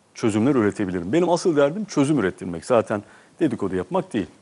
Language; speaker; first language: Turkish; native; Turkish